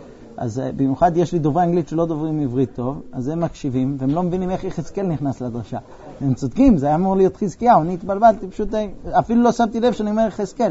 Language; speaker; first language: Hebrew; native; Hebrew